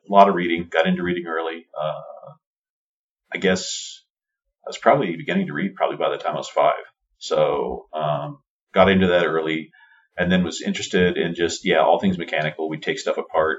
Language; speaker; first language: English; native; English